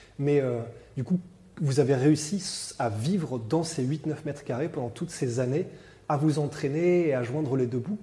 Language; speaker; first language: French; native; French